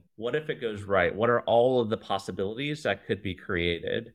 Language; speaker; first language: English; early bilingual, other home language; Chinese